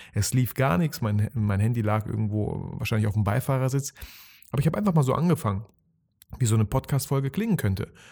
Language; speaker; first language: German; early bilingual, other home language; Russian